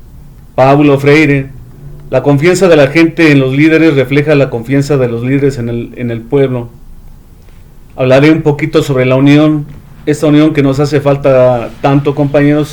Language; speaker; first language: Spanish; native; Spanish